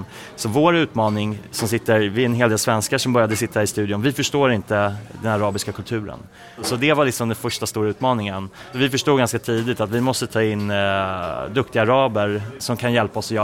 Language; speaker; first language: Swedish; native; Swedish